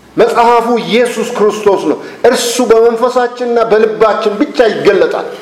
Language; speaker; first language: Amharic; native; Amharic